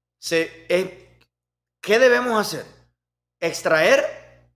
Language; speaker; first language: Spanish; native; Spanish